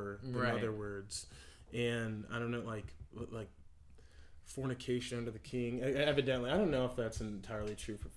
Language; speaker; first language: English; native; English